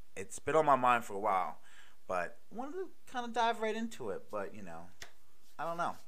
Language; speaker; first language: English; native; English